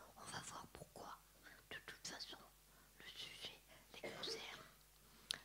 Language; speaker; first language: French; native; French